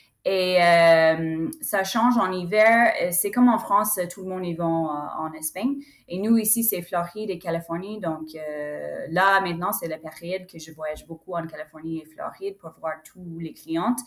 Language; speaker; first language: French; non-native, fluent; English